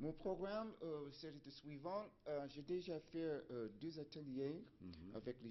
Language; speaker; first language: French; non-native, fluent; English